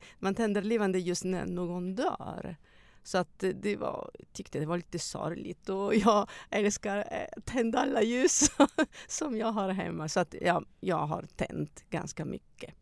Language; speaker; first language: Swedish; non-native, fluent; Italian